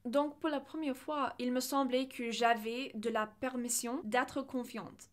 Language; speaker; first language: French; non-native, fluent; English